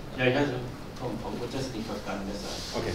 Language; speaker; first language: German; native; German